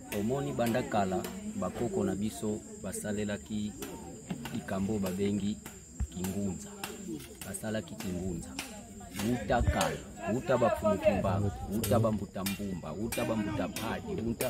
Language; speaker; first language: Lingala; non-native, local second language; Kongo